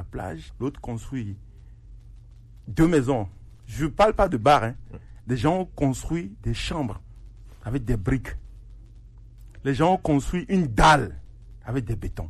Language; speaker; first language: French; non-native, local second language; Ewe